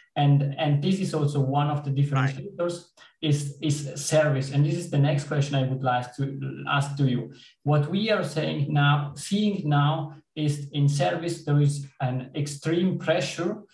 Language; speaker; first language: English; non-native, fluent; Italian